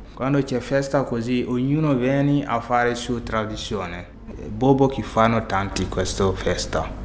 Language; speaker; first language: Italian; non-native, learner; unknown